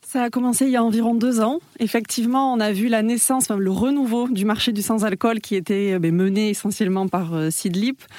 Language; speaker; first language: French; native; French